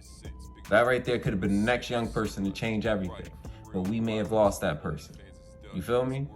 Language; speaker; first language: English; native; English